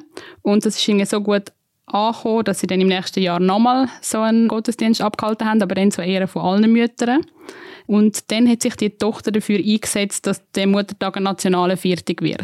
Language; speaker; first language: German; native; German